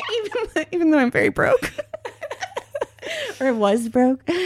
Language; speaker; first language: English; native; English